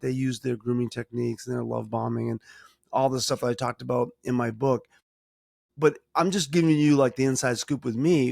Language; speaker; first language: English; native; English